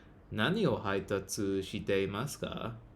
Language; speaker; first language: Japanese; non-native, learner; English